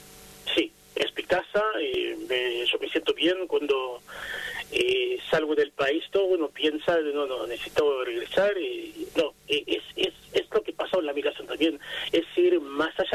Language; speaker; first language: Spanish; non-native, fluent; Haitian Creole